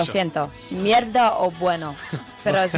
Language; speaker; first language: Spanish; non-native, learner; English